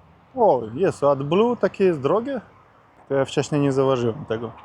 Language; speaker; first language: Polish; non-native, learner; Russian